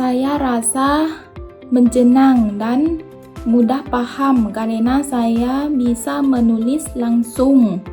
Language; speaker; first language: Indonesian; non-native, learner; Thai